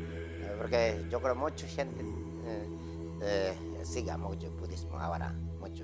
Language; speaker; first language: Spanish; non-native, learner; Ladakhi